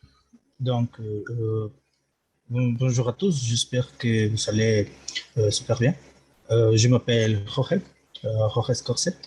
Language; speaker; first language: French; non-native, learner; Spanish